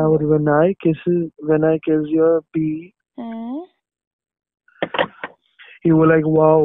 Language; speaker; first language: English; non-native, local second language; Hindi